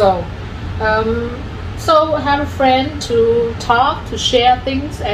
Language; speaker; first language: English; non-native, fluent; Vietnamese